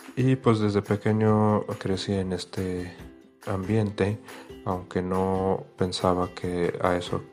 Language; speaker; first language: Spanish; non-native, fluent; Arabic